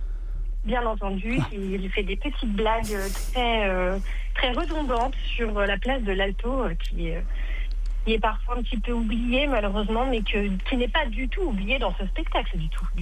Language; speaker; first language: French; native; French